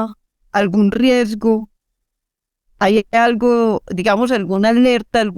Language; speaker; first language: Spanish; native; Spanish